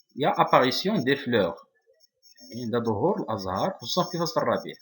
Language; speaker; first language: French; non-native, local second language; Arabic